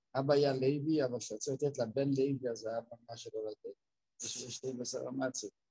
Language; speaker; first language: Hebrew; native; Hebrew